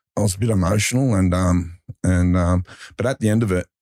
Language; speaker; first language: English; native; English